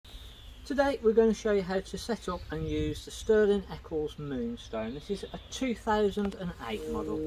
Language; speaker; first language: English; native; English